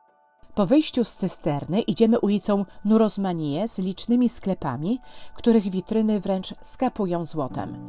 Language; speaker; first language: Polish; native; Polish